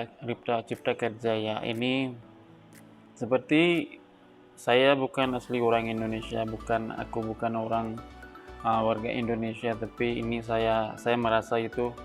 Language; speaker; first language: Indonesian; non-native, learner; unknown